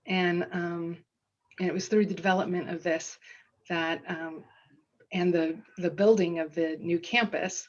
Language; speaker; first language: English; non-native, fluent; Danish